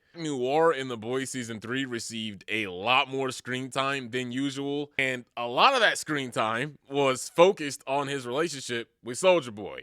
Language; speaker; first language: English; native; English